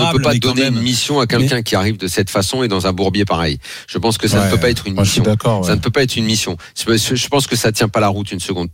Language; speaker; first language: French; native; French